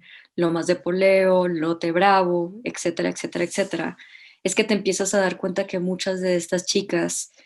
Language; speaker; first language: Spanish; native; Spanish